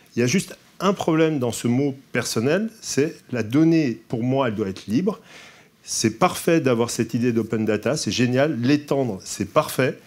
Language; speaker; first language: French; native; French